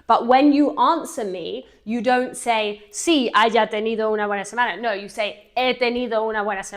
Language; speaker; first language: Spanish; non-native, fluent; English